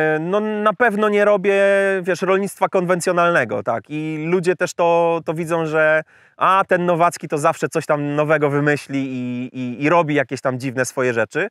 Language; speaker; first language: Polish; native; Polish